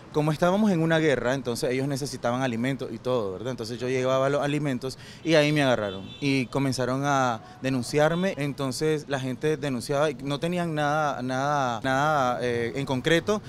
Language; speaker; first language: Spanish; native; Spanish